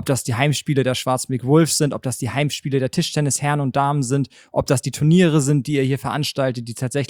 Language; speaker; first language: German; native; German